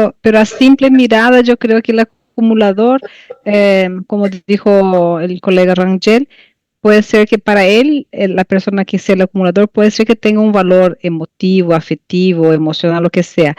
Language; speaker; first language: Spanish; non-native, fluent; Portuguese